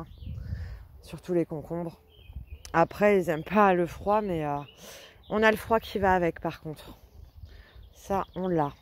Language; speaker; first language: French; native; French